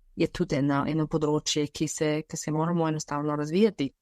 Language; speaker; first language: Slovenian; non-native, fluent; Bulgarian